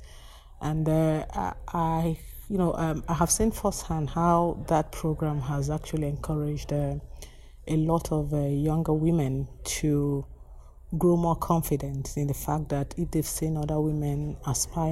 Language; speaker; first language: English; non-native, local second language; Igbo